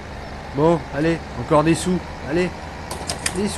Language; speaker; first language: French; native; French